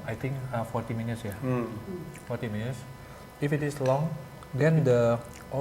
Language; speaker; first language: English; non-native, fluent; Indonesian